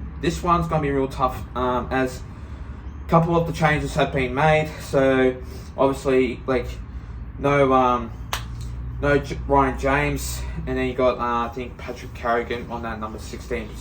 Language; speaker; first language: English; native; English